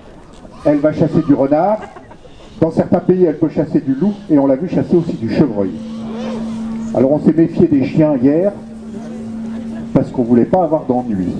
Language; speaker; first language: French; native; French